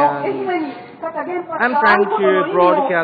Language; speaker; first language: English; non-native, learner; Japanese